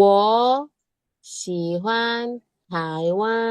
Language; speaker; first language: Chinese; non-native, learner; Indonesian